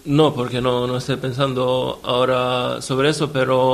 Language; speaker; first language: Spanish; non-native, fluent; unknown